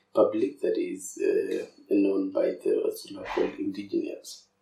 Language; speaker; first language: English; non-native, local second language; Masai